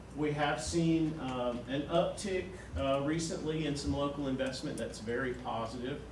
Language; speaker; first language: English; native; English